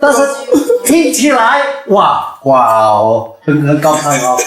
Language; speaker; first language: Chinese; early bilingual, heritage; Chinese